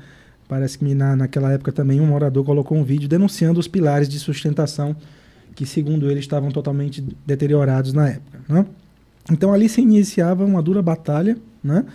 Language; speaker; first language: Portuguese; native; Portuguese